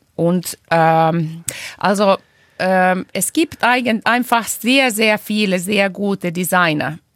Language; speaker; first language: German; non-native, fluent; Finnish